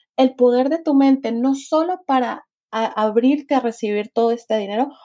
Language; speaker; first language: Spanish; native; Spanish